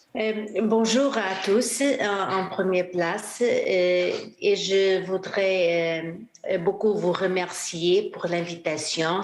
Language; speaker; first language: French; non-native, fluent; Portuguese